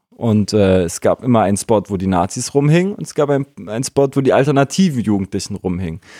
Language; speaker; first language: German; native; German